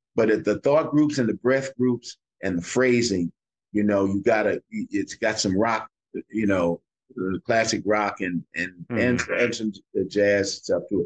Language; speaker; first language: English; native; English